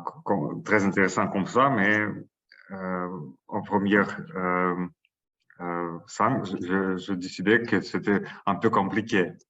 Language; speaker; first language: French; non-native, learner; Russian